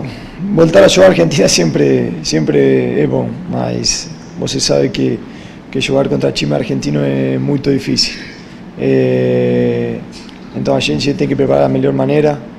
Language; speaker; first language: Portuguese; non-native, fluent; Spanish